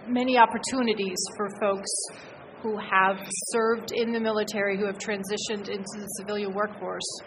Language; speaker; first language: English; native; English